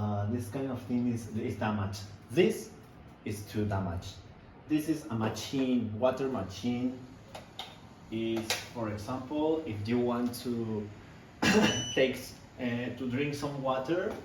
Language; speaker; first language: English; non-native, learner; Spanish